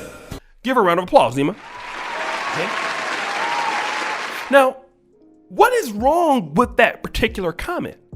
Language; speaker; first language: English; native; English